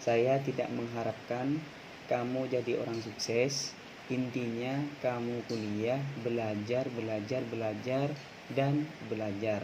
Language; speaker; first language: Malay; non-native, local second language; Madurese